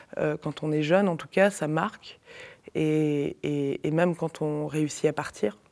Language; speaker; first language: French; native; French